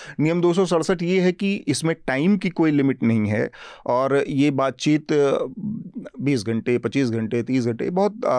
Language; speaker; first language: Hindi; native; Hindi